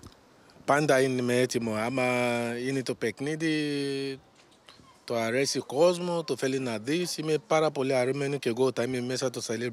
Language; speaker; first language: Greek; non-native, learner; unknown